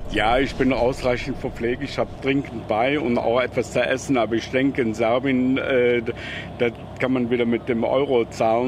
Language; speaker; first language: German; native; German